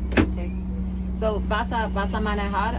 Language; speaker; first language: Spanish; non-native, learner; English